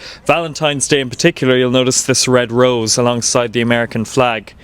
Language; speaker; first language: English; native; English